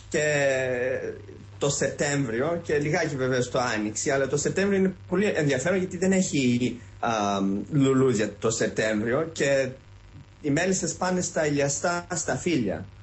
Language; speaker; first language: Greek; early bilingual, heritage; Greek